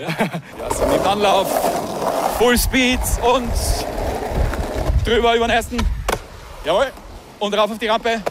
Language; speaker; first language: German; native; German